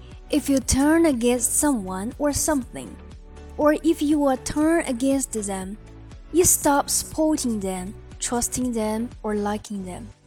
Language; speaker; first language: English; non-native, fluent; Chinese